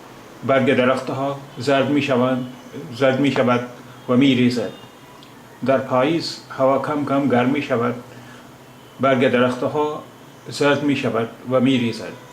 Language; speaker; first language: Persian; non-native, fluent; Urdu